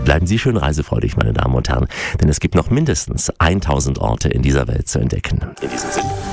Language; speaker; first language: German; native; German